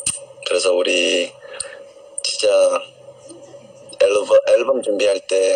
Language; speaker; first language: Korean; non-native, fluent; English